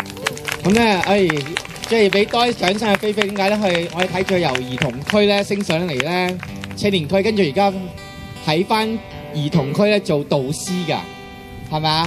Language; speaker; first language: Cantonese; native; Cantonese